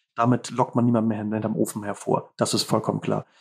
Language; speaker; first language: German; native; German